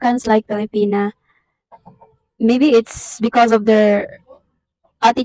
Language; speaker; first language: English; non-native, learner; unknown